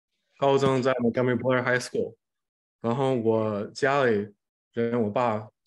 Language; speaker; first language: Chinese; early bilingual, other home language; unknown